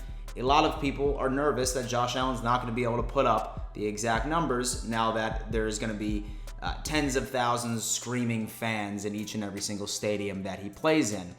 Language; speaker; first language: English; native; English